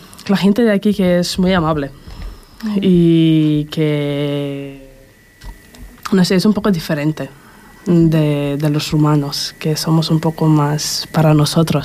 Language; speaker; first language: Spanish; non-native, fluent; Romanian